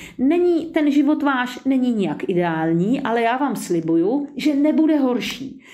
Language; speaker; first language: Czech; native; Czech